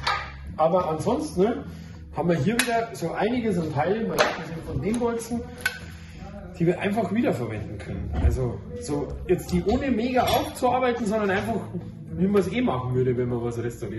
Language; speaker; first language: German; native; German